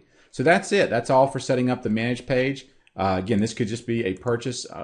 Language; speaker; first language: English; native; English